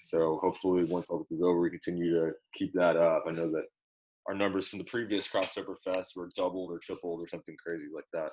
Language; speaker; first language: English; native; English